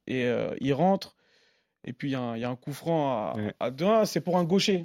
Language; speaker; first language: French; native; French